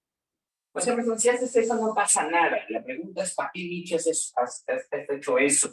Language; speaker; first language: Spanish; native; Spanish